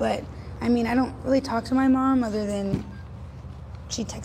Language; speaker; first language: English; native; English